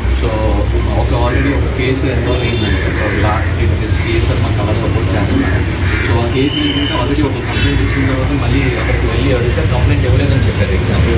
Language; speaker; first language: Telugu; native; Telugu